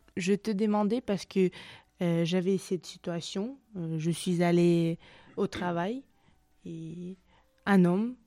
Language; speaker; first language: French; non-native, fluent; Russian